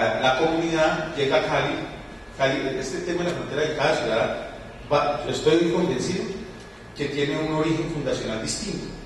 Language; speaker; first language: Spanish; native; Spanish